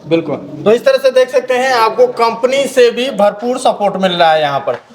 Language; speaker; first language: Hindi; native; Hindi